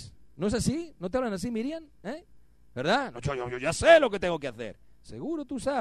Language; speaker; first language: Spanish; native; Spanish